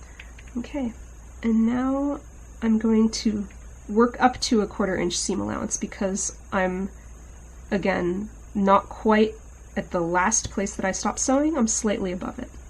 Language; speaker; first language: English; native; English